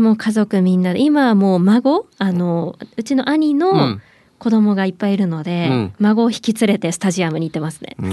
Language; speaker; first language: Japanese; native; Japanese